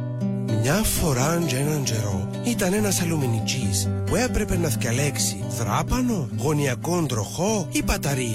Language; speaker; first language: Greek; native; Greek